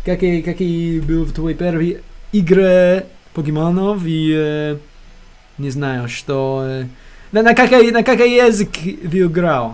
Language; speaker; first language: Russian; non-native, learner; English